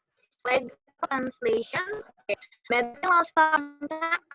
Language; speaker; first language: English; non-native, learner; Indonesian